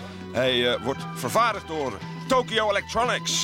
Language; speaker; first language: Dutch; native; Dutch